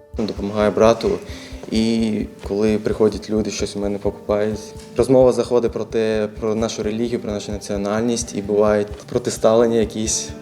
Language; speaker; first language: Ukrainian; non-native, local second language; Azerbaijani